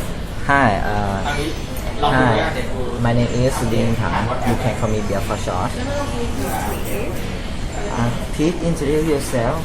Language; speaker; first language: English; non-native, learner; Thai